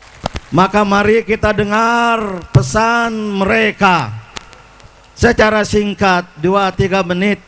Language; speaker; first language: Indonesian; native; Indonesian